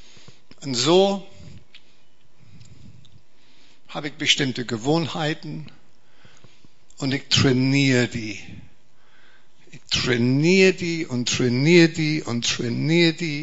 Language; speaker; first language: German; non-native, fluent; English